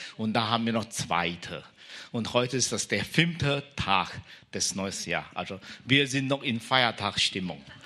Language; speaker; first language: German; non-native, fluent; Chinese